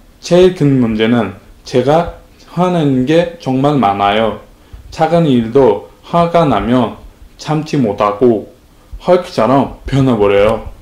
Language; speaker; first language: Korean; non-native, learner; Uzbek